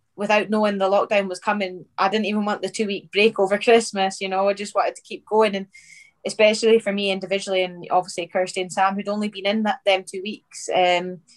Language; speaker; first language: English; native; English